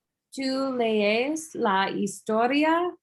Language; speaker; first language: Spanish; non-native, learner; English